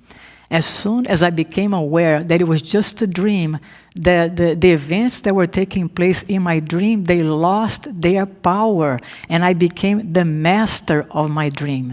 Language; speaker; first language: English; non-native, fluent; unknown